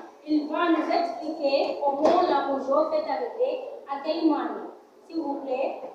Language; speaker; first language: French; non-native, learner; Portuguese